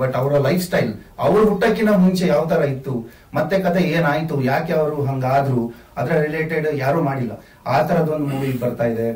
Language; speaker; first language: Kannada; non-native, local second language; Tulu